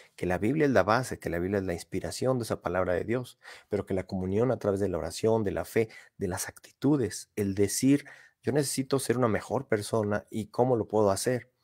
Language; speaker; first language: Spanish; native; Spanish